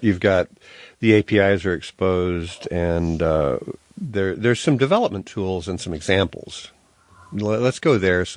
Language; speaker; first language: English; native; English